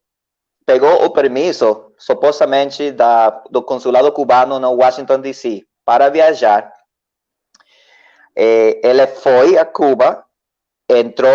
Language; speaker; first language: Portuguese; non-native, learner; Spanish